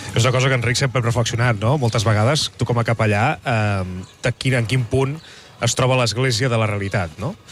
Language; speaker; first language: Catalan; native; Catalan